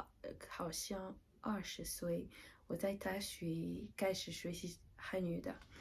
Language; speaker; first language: Chinese; non-native, learner; French